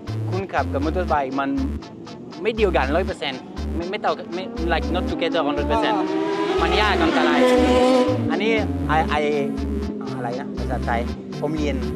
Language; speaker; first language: Thai; non-native, learner; French